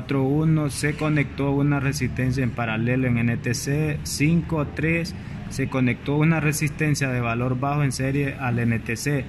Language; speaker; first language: Spanish; native; Spanish